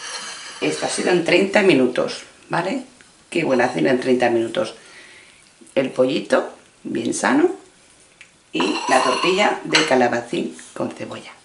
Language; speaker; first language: Spanish; native; Spanish